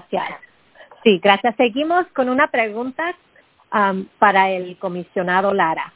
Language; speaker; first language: Spanish; early bilingual, heritage; Spanish